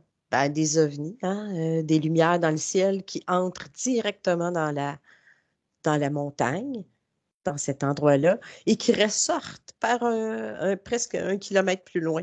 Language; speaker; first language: French; native; French